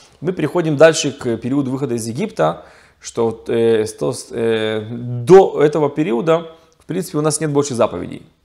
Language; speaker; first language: Russian; early bilingual, heritage; Russian